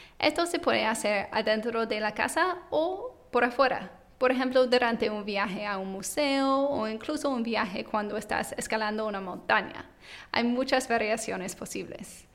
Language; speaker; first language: Spanish; non-native, fluent; English